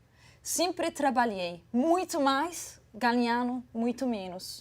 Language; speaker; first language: Portuguese; non-native, fluent; Arabic